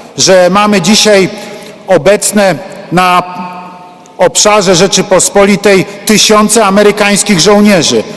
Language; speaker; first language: Polish; native; Polish